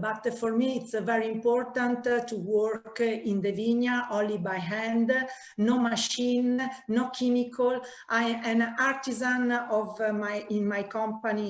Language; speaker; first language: English; non-native, learner; Italian